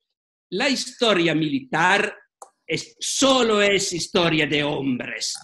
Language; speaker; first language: Spanish; non-native, fluent; Italian